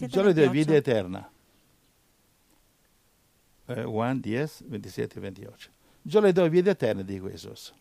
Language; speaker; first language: Spanish; non-native, learner; Italian